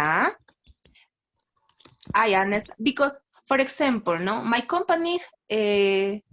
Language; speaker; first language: English; non-native, learner; Spanish